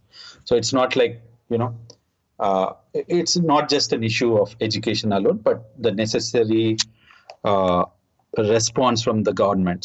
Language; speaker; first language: English; non-native, local second language; Telugu